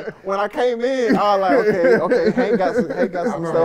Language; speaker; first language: English; native; English